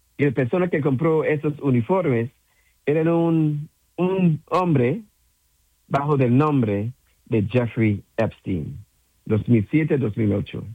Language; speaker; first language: Spanish; non-native, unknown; English